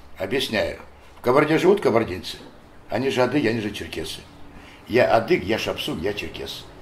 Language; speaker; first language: Russian; non-native, local second language; Adyghe